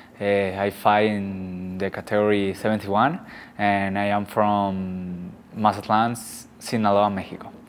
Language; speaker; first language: English; non-native, learner; Spanish